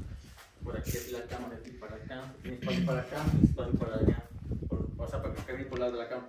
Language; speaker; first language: Spanish; native; Spanish